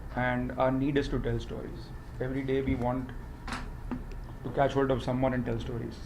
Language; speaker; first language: English; non-native, local second language; Hindi